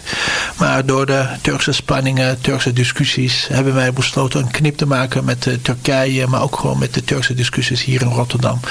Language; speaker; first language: Dutch; non-native, fluent; Turkish